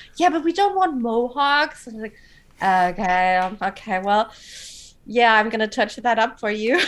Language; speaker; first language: English; non-native, fluent; German